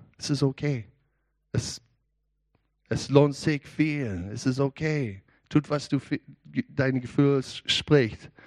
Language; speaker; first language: German; non-native, learner; English